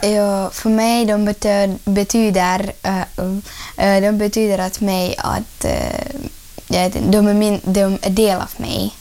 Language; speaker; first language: Swedish; non-native, learner; Russian